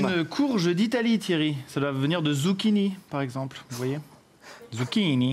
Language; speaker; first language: French; native; French